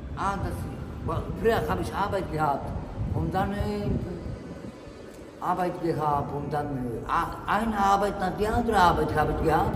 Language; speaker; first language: German; non-native, learner; Polish